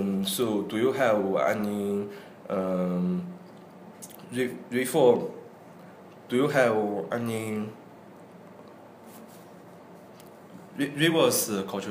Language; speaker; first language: English; non-native, learner; Korean